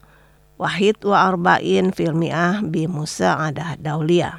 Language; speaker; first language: Arabic; non-native, learner; Indonesian